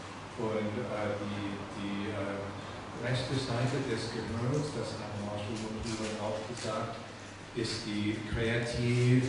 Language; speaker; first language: German; non-native, fluent; English